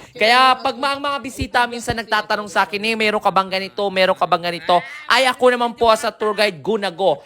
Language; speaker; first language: Filipino; non-native, local second language; Surigaonon